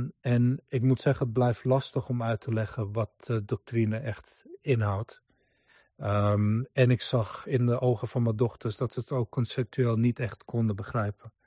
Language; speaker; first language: Dutch; non-native, fluent; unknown